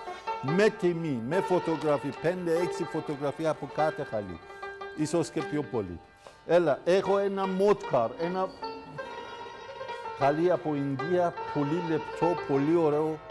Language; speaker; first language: Greek; non-native, fluent; Persian